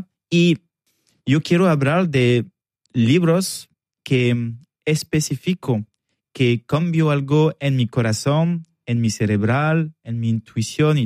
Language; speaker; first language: Spanish; non-native, learner; French